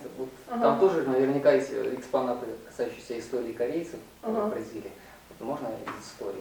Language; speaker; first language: Russian; non-native, learner; Korean